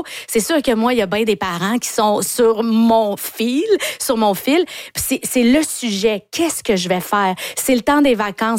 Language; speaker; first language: French; native; French